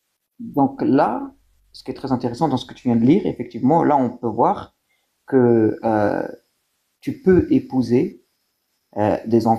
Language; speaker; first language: French; native; French